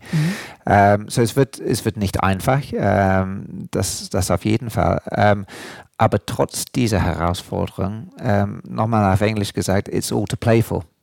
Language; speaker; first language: German; non-native, fluent; English